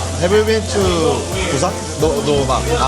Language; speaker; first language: English; non-native, learner; Korean